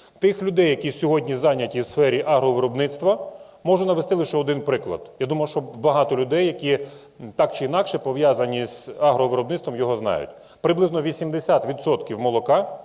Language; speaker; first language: Ukrainian; native; Ukrainian